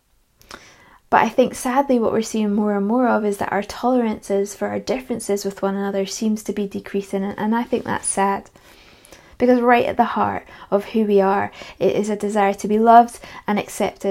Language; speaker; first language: English; native; English